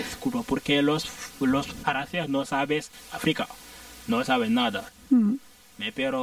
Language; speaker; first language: Spanish; non-native, learner; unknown